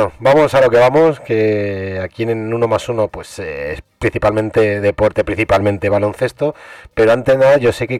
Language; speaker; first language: Spanish; native; Spanish